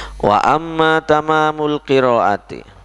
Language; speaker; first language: Arabic; non-native, fluent; Javanese